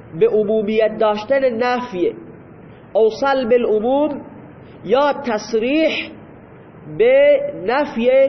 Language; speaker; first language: Persian; non-native, local second language; Baluchi